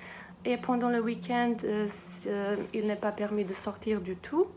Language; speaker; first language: French; non-native, fluent; Serbian